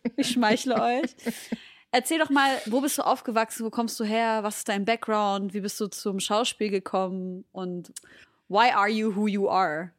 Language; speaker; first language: German; native; German